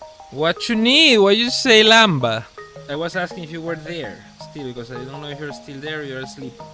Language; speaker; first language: English; early bilingual, other home language; Spanish